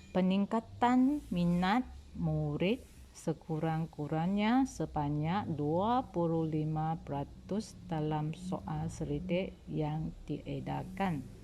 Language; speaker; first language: Malay; non-native, local second language; Chinese